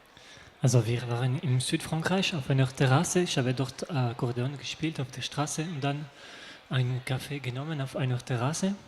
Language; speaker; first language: German; non-native, local second language; French